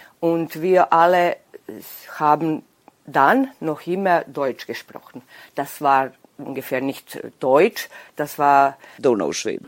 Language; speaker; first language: German; non-native, local second language; Serbian